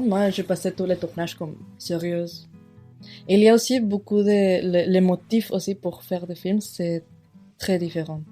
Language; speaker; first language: French; non-native, fluent; Spanish